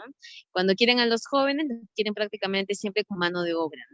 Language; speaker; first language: Spanish; native; Spanish